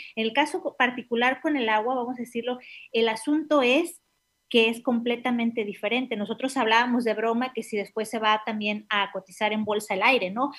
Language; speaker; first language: Spanish; native; Spanish